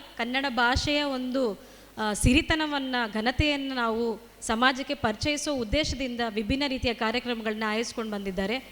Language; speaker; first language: Kannada; native; Kannada